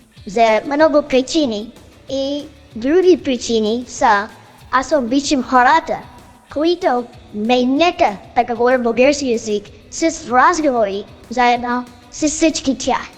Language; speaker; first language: Bulgarian; non-native, learner; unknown